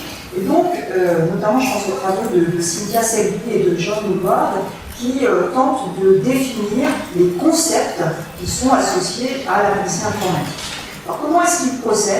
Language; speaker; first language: French; native; French